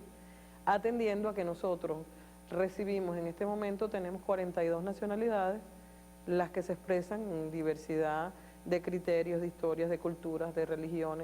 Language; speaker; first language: Spanish; native; Spanish